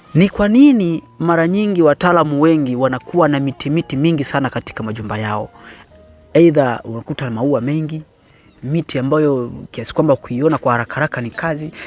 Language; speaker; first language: Swahili; native; Swahili